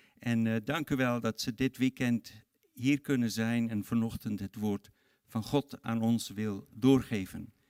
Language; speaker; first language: Dutch; native; Dutch